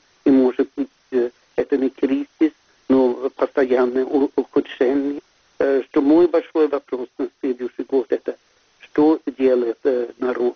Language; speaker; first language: Russian; non-native, fluent; Swedish